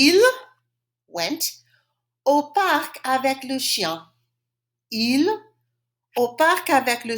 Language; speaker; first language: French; non-native, fluent; English